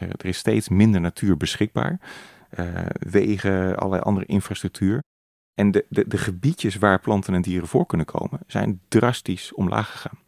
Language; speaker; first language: Dutch; native; Dutch